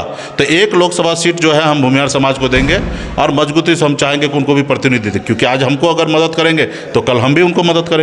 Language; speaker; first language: Hindi; native; Hindi